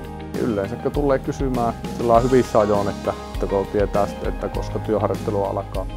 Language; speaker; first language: Finnish; native; Finnish